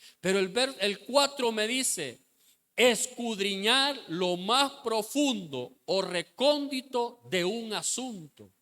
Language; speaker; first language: Spanish; native; Spanish